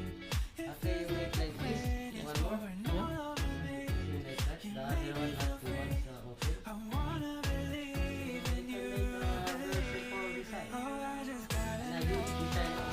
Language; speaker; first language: English; non-native, learner; Filipino